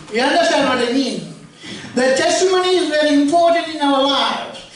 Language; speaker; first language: English; non-native, local second language; Tamil